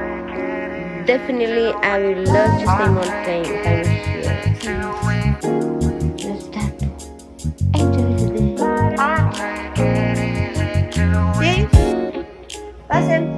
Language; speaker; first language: English; non-native, fluent; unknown